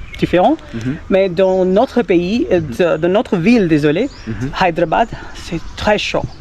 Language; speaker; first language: French; non-native, fluent; Urdu